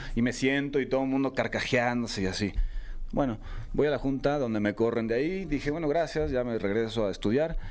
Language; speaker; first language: Spanish; native; Spanish